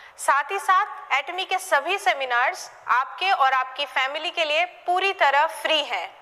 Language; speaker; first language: Hindi; native; Hindi